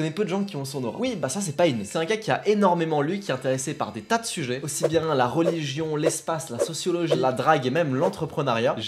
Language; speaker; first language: French; native; French